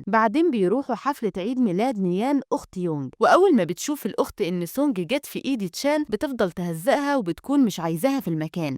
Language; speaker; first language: Arabic; native; Arabic